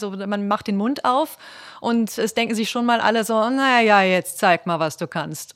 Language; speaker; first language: German; native; German